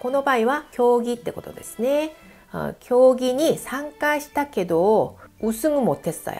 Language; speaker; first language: Japanese; non-native, fluent; Korean